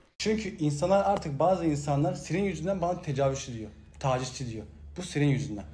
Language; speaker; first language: Turkish; early bilingual, heritage; Turkish